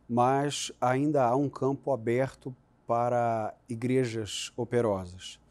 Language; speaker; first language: Portuguese; native; Portuguese